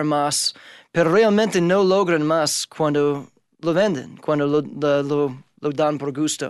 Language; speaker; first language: Spanish; non-native, fluent; English